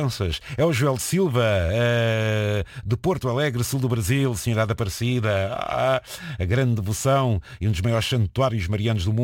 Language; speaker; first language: Portuguese; native; Portuguese